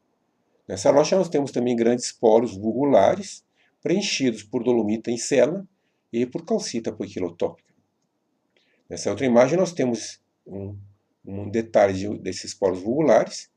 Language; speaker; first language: Portuguese; native; Portuguese